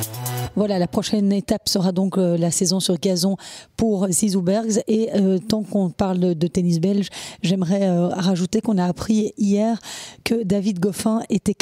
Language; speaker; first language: French; native; French